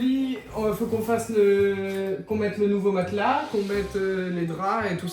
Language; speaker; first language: French; native; French